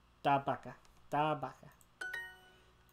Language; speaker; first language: Russian; non-native, learner; English